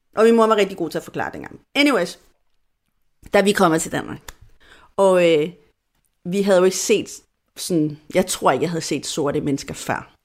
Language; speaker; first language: Danish; non-native, fluent; Spanish